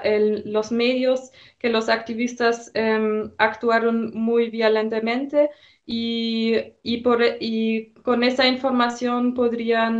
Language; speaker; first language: Spanish; non-native, fluent; German